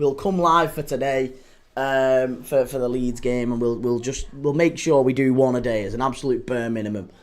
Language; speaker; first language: English; native; English